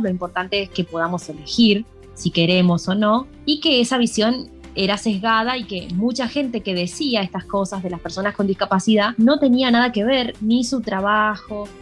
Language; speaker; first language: Spanish; native; Spanish